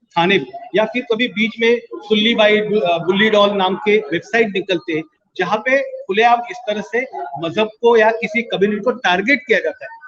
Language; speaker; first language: Hindi; non-native, local second language; Marathi